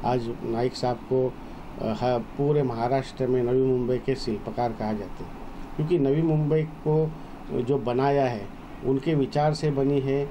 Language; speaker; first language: Hindi; non-native, local second language; Marathi